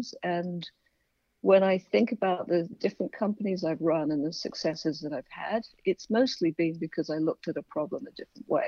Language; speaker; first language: English; native; English